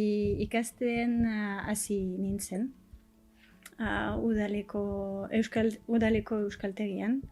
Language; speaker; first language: Basque; non-native, learner; French